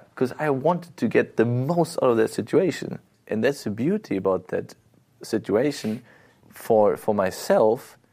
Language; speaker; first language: English; non-native, fluent; German